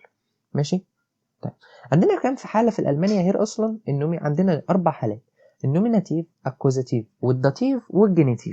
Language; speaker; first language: Arabic; native; Arabic